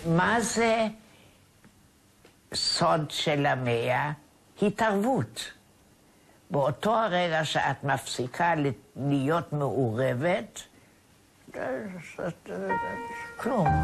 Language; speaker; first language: Hebrew; non-native, fluent; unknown